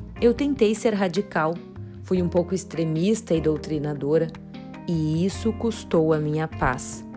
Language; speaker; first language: Portuguese; native; Portuguese